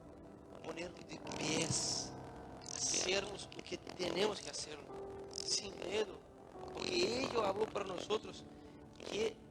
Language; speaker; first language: Spanish; non-native, learner; Portuguese